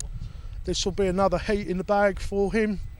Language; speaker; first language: English; native; English